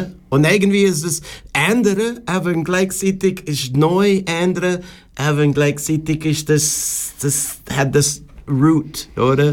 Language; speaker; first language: German; non-native, learner; English